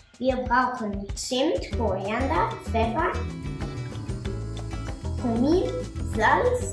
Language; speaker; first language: German; early bilingual, other home language; Arabic